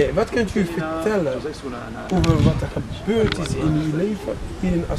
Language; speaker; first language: Dutch; non-native, fluent; French